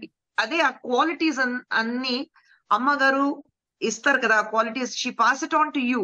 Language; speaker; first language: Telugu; non-native, local second language; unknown